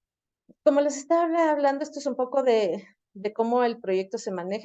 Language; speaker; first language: Spanish; native; Spanish